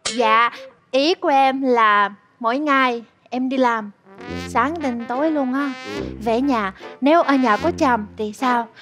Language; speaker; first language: Vietnamese; non-native, fluent; Russian